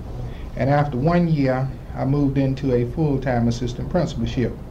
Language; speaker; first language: English; native; English